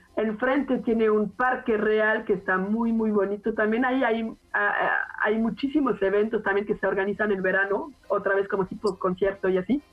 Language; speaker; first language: Spanish; non-native, fluent; French